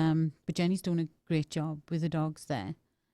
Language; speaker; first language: English; native; English